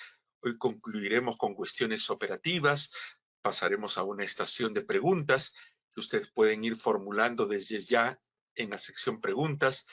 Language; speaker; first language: Spanish; native; Spanish